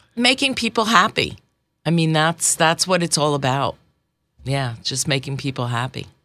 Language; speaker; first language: English; native; English